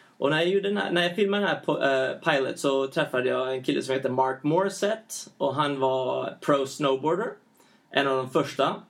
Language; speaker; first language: Swedish; early bilingual, heritage; Swedish